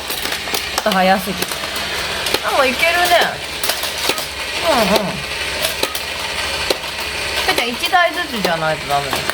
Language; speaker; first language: Japanese; native; Japanese